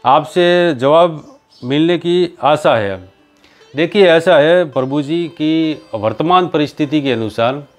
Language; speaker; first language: Hindi; native; Hindi